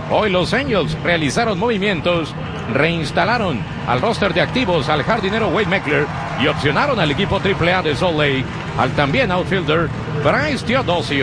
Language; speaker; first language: Spanish; native; Spanish